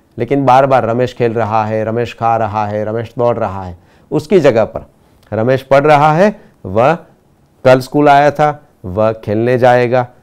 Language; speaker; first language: Hindi; non-native, local second language; Gujarati